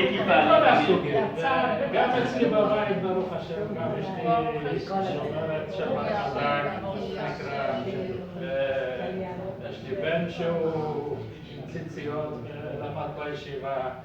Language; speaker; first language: Hebrew; early bilingual, other home language; Persian